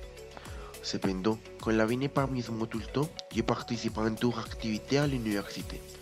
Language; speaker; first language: French; non-native, learner; Spanish